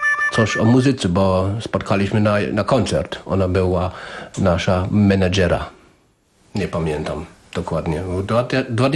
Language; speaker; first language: Polish; non-native, learner; German